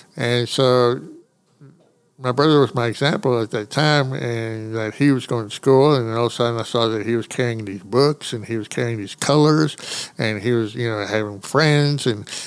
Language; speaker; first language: English; early bilingual, other home language; Spanish